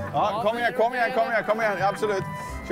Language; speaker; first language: Swedish; native; Swedish